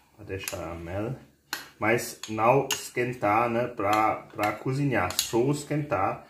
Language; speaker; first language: Portuguese; non-native, fluent; German